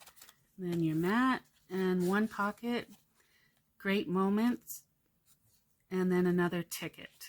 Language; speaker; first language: English; native; English